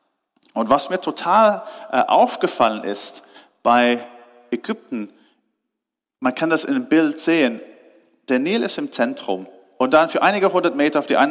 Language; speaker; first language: German; non-native, fluent; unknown